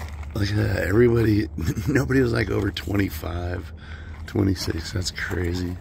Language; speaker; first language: English; native; English